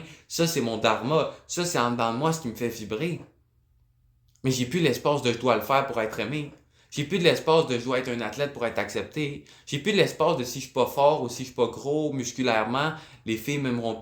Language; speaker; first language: French; native; French